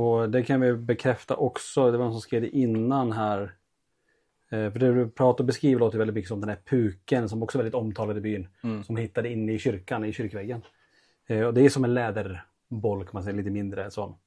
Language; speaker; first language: Swedish; native; Swedish